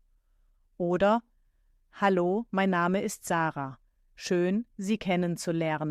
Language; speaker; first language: German; native; German